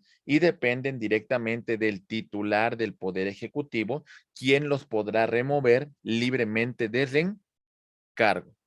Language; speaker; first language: Spanish; native; Spanish